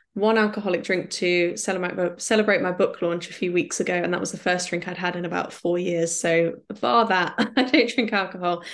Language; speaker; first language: English; native; English